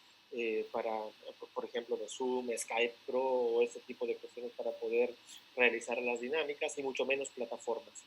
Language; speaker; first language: Spanish; native; Spanish